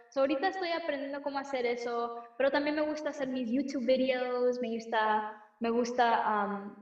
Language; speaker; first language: Spanish; early bilingual, heritage; Spanish